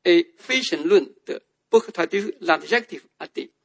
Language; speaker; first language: French; non-native, fluent; Chinese